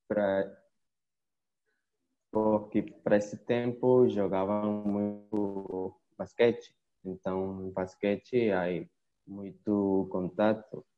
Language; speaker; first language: Portuguese; non-native, learner; Spanish